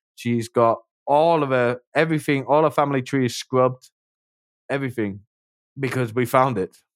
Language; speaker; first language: English; native; English